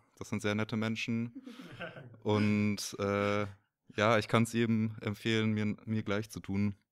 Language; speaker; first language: German; native; German